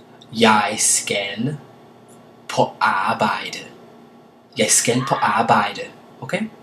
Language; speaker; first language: Danish; non-native, learner; English